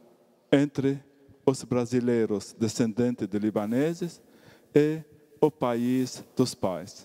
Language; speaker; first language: Portuguese; non-native, fluent; Arabic